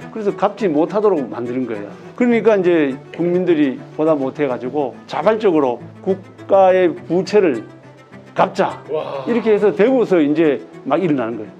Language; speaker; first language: Korean; native; Korean